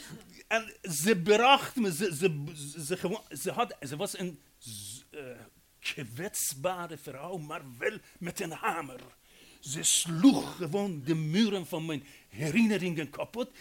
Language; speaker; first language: Dutch; non-native, fluent; Persian